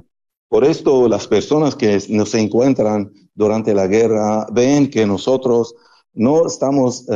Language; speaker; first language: Spanish; non-native, fluent; Arabic